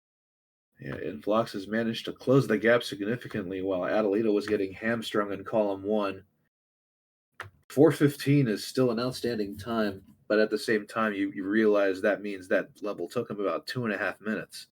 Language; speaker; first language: English; native; English